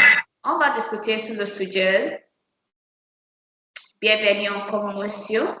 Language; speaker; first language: French; non-native, learner; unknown